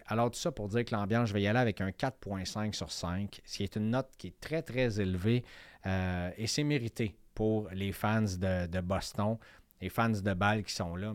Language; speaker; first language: French; native; French